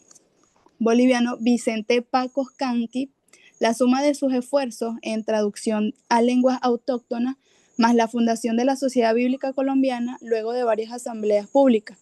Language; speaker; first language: Spanish; native; Spanish